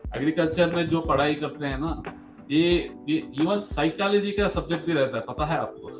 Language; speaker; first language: Hindi; non-native, local second language; Kannada